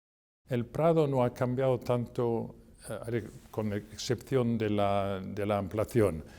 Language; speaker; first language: Spanish; non-native, fluent; French